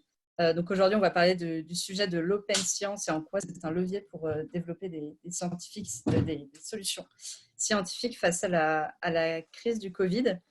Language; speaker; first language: French; native; French